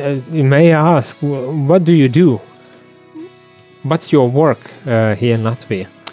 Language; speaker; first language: English; non-native, fluent; Latvian